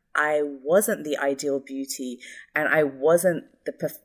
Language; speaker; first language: English; early bilingual, other home language; Hindi